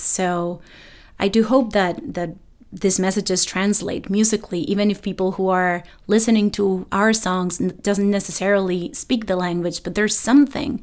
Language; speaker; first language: English; non-native, fluent; Spanish